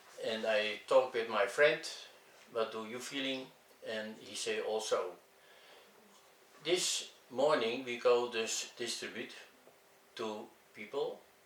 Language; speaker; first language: English; non-native, learner; Dutch